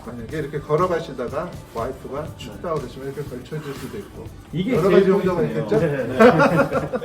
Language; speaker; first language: Korean; native; Korean